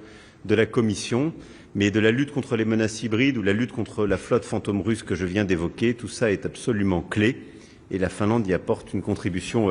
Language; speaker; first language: French; native; French